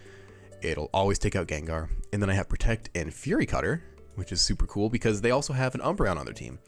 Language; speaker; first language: English; native; English